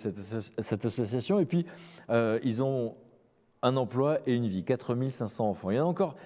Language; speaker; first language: French; native; French